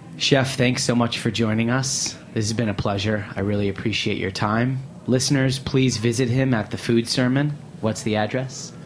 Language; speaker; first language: English; native; English